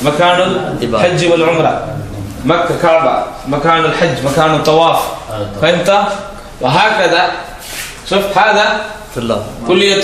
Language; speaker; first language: Arabic; non-native, fluent; Tamil